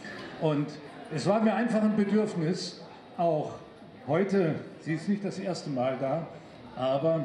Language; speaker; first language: German; native; German